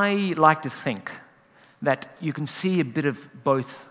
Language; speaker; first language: English; native; English